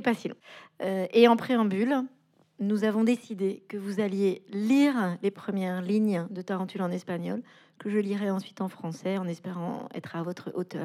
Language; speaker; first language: French; native; French